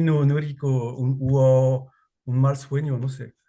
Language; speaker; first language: Spanish; non-native, learner; French